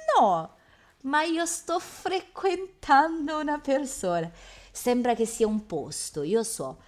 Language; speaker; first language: Italian; non-native, fluent; Portuguese